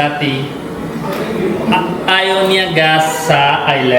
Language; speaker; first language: Filipino; non-native, learner; Punjabi